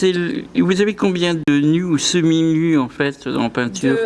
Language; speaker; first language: French; native; French